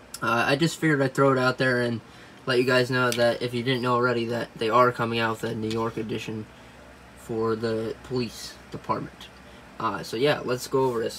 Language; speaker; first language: English; native; English